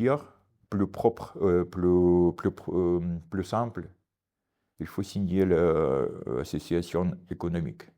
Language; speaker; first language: French; non-native, learner; Ukrainian